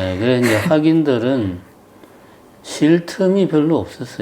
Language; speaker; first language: Korean; native; Korean